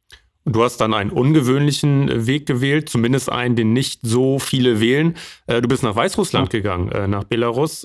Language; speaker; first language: German; native; German